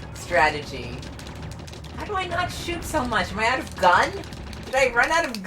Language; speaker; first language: English; native; English